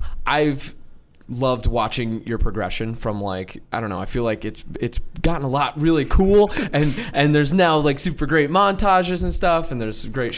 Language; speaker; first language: English; native; English